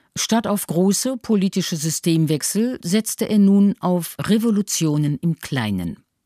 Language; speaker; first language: German; native; German